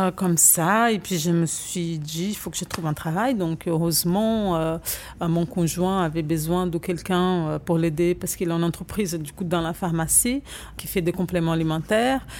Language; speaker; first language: French; non-native, fluent; Portuguese